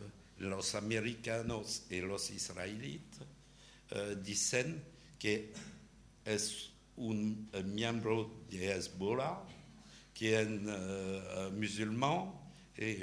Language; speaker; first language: Spanish; non-native, learner; French